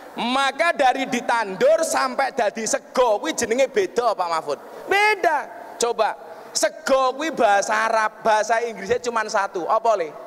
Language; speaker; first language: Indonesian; non-native, local second language; Javanese